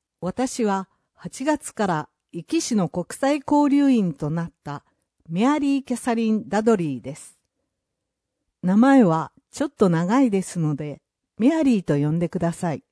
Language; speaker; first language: Japanese; non-native, fluent; English